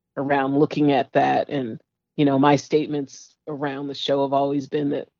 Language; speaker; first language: English; native; English